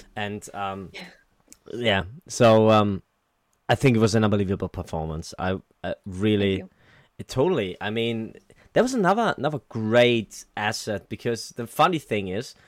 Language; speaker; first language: English; non-native, fluent; German